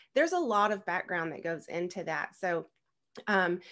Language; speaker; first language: English; native; English